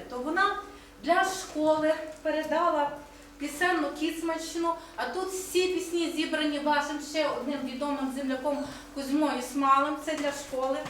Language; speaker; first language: Ukrainian; native; Ukrainian